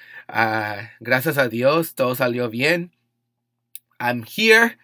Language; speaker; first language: Spanish; early bilingual, heritage; Spanish